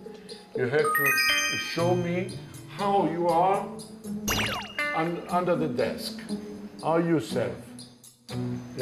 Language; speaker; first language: English; non-native, learner; Italian